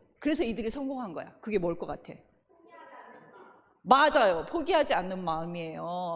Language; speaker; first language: Korean; native; Korean